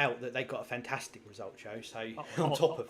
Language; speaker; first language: English; native; English